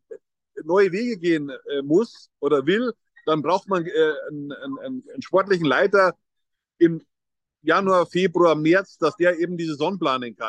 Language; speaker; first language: German; native; German